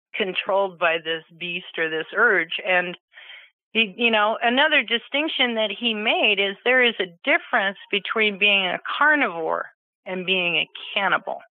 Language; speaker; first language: English; native; English